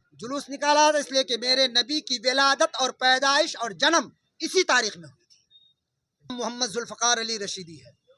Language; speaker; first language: Urdu; non-native, local second language; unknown